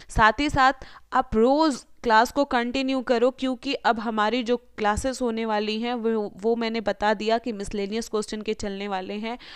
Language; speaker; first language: Hindi; native; Hindi